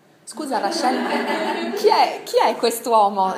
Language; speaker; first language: Italian; native; Italian